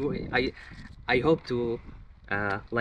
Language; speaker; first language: English; non-native, learner; Arabic